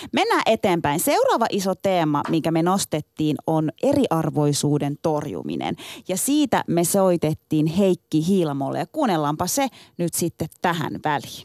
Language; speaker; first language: Finnish; early bilingual, other home language; Turkish